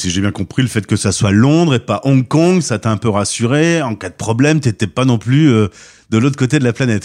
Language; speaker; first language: French; native; French